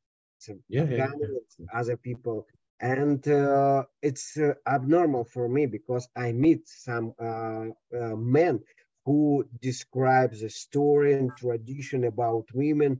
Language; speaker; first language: English; non-native, learner; Russian